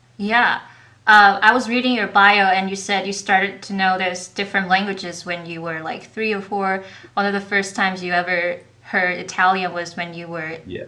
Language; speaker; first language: English; non-native, fluent; Chinese